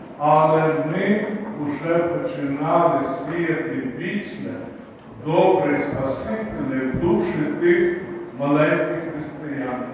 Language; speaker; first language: Ukrainian; native; Ukrainian